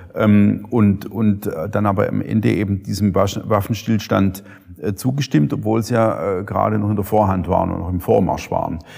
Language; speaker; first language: German; native; German